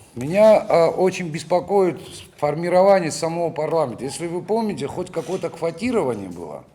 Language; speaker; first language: Russian; native; Russian